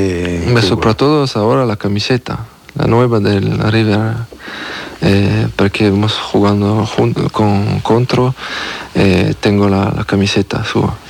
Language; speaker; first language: Spanish; non-native, learner; French